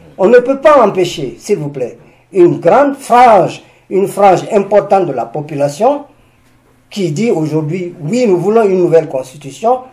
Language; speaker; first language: French; non-native, local second language; Susu